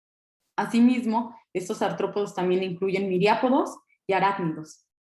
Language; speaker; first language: Spanish; native; Spanish